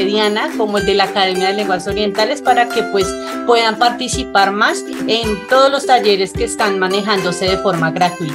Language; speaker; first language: Spanish; native; Spanish